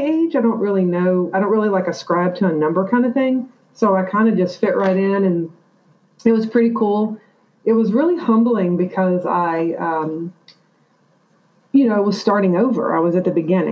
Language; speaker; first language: English; native; English